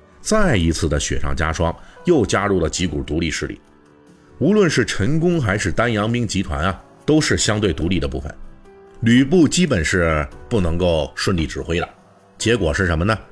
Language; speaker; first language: Chinese; native; Chinese